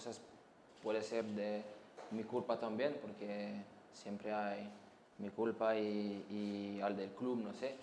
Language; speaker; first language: Spanish; non-native, learner; French